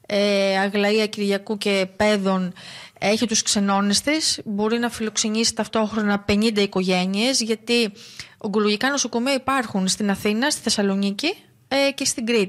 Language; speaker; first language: Greek; native; Greek